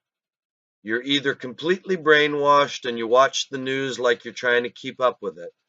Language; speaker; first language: English; native; English